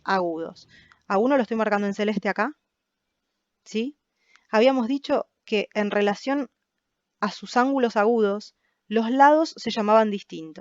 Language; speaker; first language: Spanish; native; Spanish